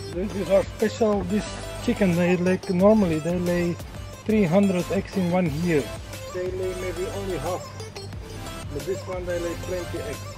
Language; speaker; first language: English; non-native, learner; Dutch